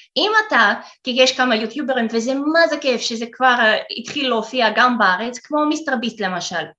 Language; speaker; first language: Hebrew; non-native, fluent; Russian